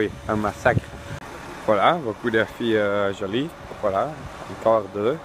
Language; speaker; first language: French; non-native, learner; Dutch